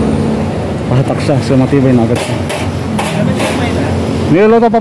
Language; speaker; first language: Filipino; native; Filipino